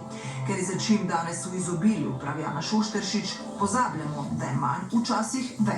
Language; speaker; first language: Slovenian; native; Slovenian